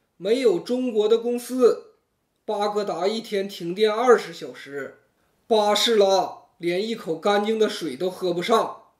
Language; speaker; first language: Chinese; native; Chinese